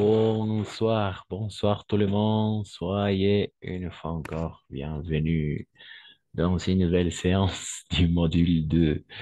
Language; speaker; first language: French; non-native, fluent; Spanish